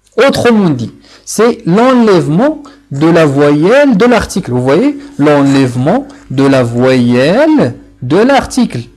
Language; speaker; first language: French; non-native, local second language; Arabic